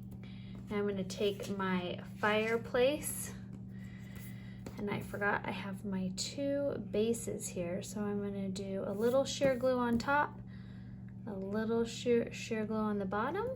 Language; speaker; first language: English; native; English